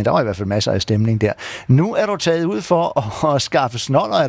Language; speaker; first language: Danish; native; Danish